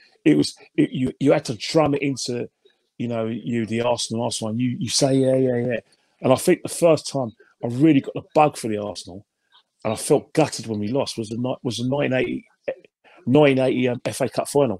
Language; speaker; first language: English; native; English